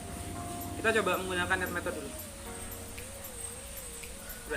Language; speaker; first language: Indonesian; native; Indonesian